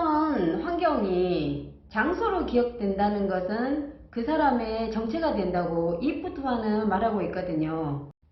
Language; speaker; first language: Korean; native; Korean